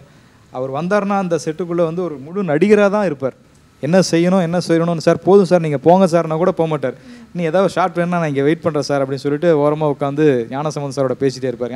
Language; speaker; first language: Tamil; native; Tamil